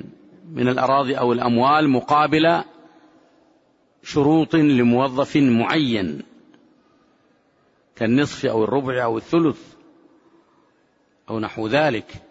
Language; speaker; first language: Arabic; native; Arabic